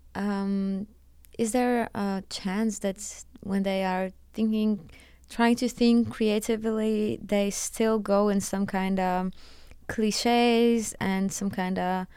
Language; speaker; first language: English; non-native, fluent; Latvian